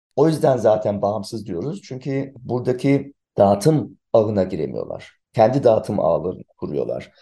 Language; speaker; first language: Turkish; early bilingual, heritage; Turkish